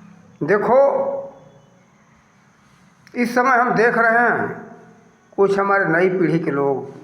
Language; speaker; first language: Hindi; native; Hindi